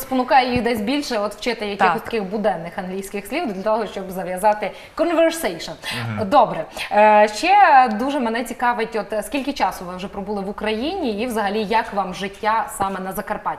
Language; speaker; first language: Ukrainian; native; Ukrainian